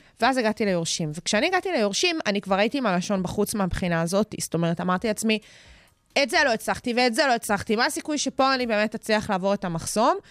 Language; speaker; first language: Hebrew; native; Hebrew